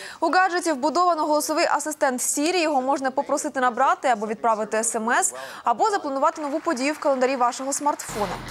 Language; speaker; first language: Ukrainian; native; Ukrainian